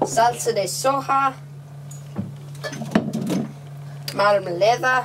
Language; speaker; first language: Spanish; non-native, learner; English